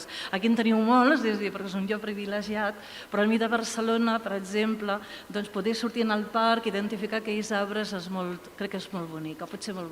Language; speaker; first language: Catalan; native; Catalan